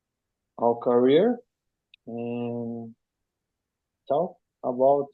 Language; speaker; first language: English; non-native, learner; Portuguese